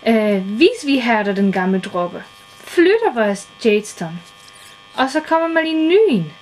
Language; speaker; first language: Danish; non-native, fluent; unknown